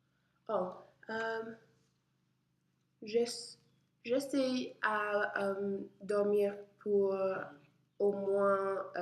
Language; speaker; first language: French; non-native, learner; English